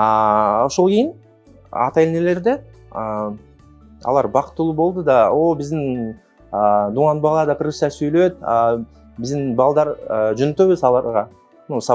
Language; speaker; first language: Kyrgyz; non-native, local second language; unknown